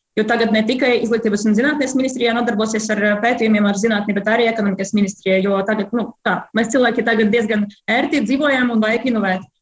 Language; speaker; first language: Latvian; non-native, local second language; Russian